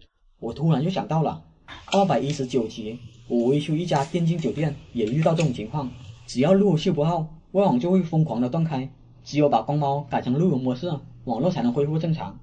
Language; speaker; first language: Chinese; native; Chinese